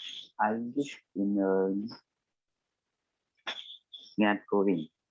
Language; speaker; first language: English; non-native, learner; Vietnamese